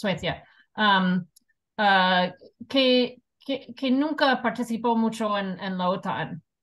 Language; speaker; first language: Spanish; non-native, fluent; English